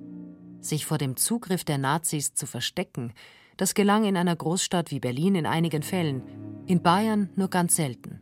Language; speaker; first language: German; native; German